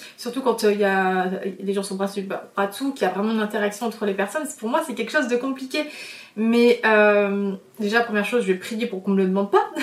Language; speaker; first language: French; native; French